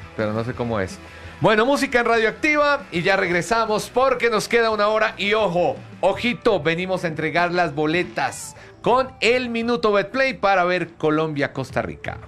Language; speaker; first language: Spanish; native; Spanish